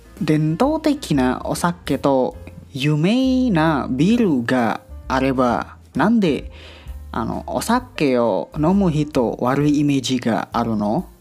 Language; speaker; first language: Japanese; non-native, learner; Indonesian